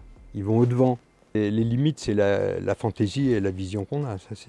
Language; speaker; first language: French; native; French